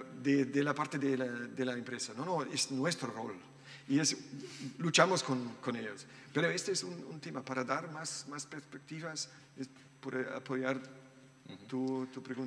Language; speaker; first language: Spanish; non-native, learner; German